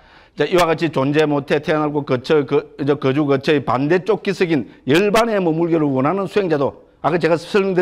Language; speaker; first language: Korean; native; Korean